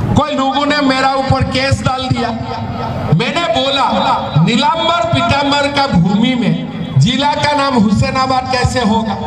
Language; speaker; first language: Hindi; non-native, local second language; Assamese